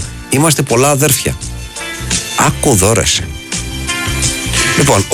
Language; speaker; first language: Greek; native; Greek